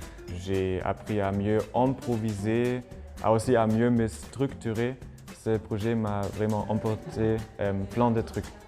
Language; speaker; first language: French; non-native, fluent; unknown